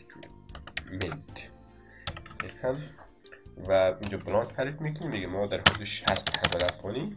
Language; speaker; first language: Persian; native; Persian